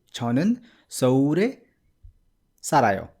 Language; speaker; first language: Korean; non-native, fluent; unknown